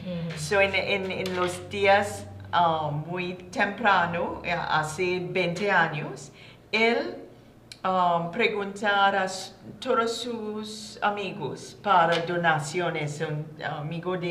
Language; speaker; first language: Spanish; non-native, learner; English